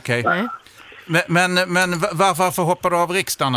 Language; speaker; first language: Swedish; native; Swedish